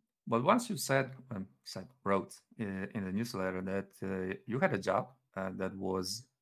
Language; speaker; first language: English; non-native, fluent; Polish